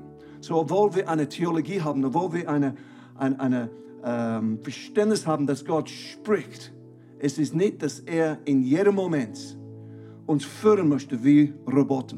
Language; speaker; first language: German; non-native, fluent; English